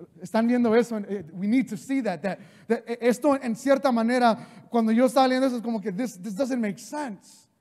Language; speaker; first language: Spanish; early bilingual, heritage; Spanish